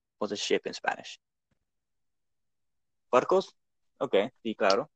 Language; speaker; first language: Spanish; non-native, learner; Dutch